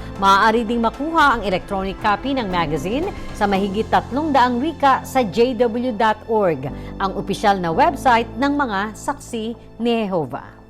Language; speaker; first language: Filipino; native; Filipino